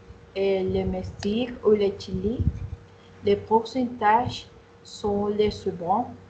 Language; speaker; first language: French; non-native, learner; Spanish